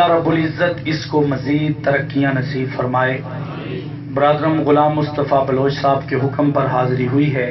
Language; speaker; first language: Urdu; non-native, local second language; Punjabi